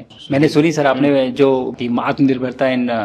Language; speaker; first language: Hindi; native; Hindi